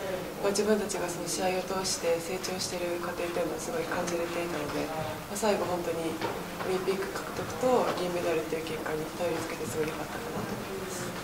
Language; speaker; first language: Japanese; native; Japanese